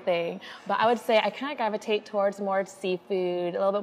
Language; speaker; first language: English; native; English